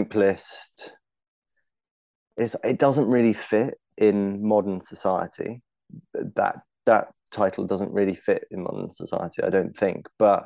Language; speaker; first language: English; native; English